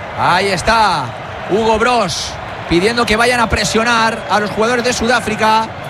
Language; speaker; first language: Spanish; native; Spanish